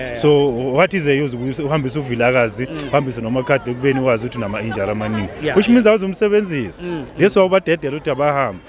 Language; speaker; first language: Zulu; native; Zulu